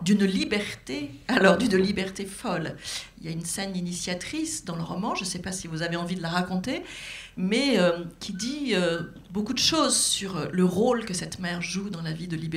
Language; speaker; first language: French; native; French